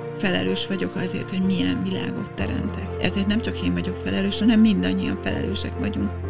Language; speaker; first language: Hungarian; native; Hungarian